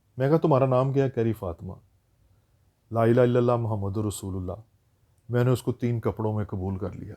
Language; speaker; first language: Urdu; native; Urdu